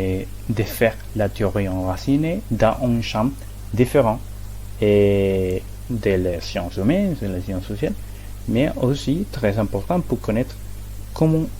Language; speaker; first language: French; non-native, learner; Spanish